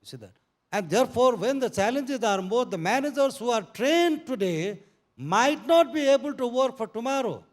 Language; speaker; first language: English; non-native, local second language; Nepali